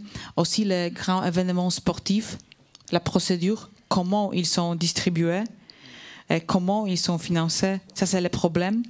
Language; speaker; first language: French; non-native, fluent; Polish